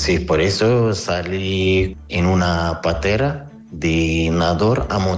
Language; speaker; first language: Spanish; non-native, learner; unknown